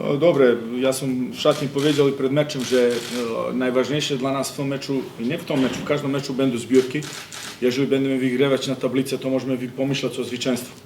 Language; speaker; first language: Polish; non-native, fluent; Serbian